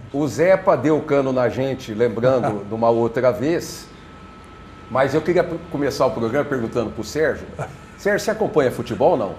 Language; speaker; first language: Portuguese; native; Portuguese